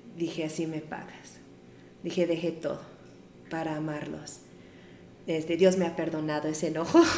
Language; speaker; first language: Spanish; non-native, fluent; English